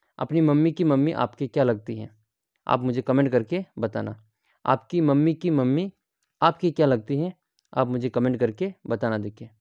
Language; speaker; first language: Hindi; native; Hindi